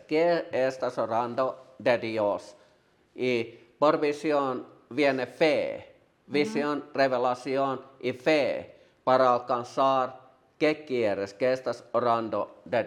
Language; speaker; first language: Spanish; non-native, learner; Finnish